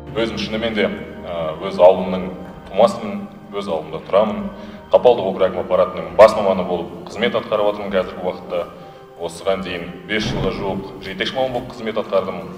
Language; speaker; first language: Kazakh; non-native, local second language; Russian